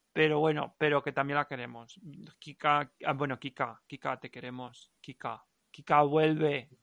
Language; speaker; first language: Spanish; non-native, local second language; Catalan